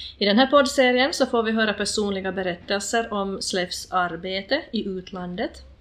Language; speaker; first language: Swedish; native; Swedish